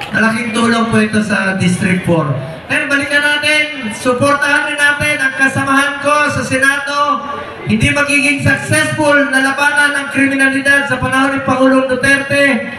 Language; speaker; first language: Filipino; non-native, local second language; Cebuano